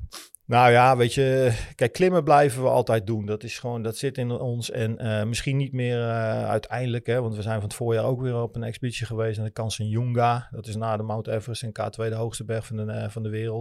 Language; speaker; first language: Dutch; native; Dutch